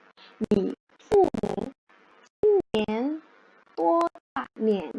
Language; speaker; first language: Chinese; non-native, fluent; Indonesian